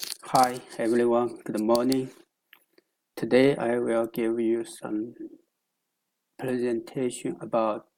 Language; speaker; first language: English; non-native, learner; Chinese